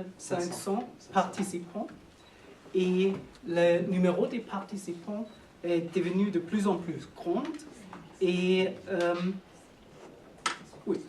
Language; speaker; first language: French; non-native, learner; German